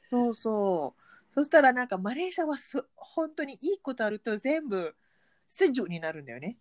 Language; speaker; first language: Japanese; non-native, fluent; Malay